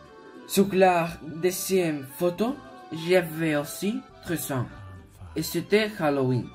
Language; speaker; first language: French; non-native, learner; Spanish